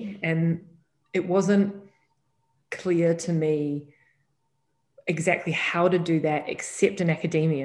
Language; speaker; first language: English; native; English